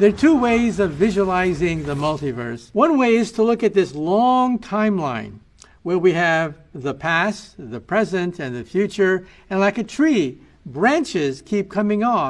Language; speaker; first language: English; native; English